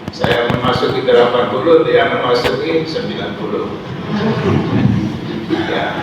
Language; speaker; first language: Indonesian; non-native, fluent; Polish